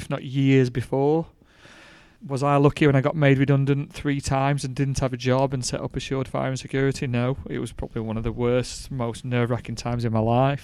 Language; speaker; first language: English; native; English